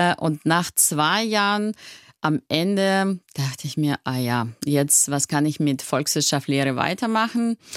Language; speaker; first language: German; non-native, fluent; Russian